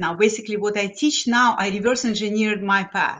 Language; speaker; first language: English; non-native, fluent; Lithuanian